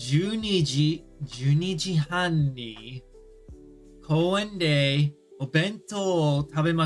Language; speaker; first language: Japanese; non-native, learner; English